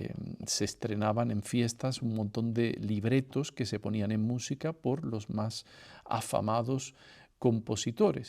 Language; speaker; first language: Spanish; native; Spanish